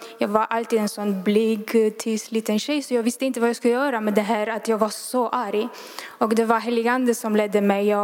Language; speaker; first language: Swedish; non-native, fluent; Romanian